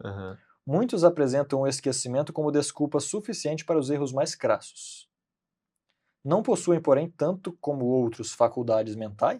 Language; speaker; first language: Portuguese; native; Portuguese